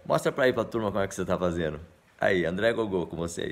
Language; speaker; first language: Portuguese; native; Portuguese